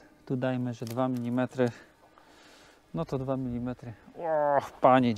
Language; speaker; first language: Polish; native; Polish